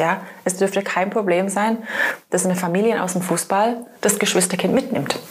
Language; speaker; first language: German; non-native, fluent; English